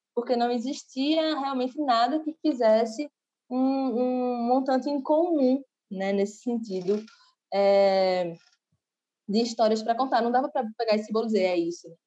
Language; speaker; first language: Portuguese; native; Portuguese